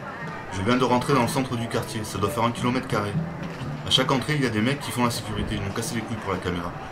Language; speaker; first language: French; native; French